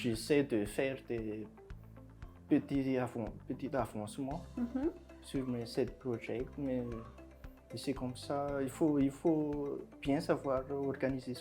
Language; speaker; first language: French; non-native, local second language; Malagasy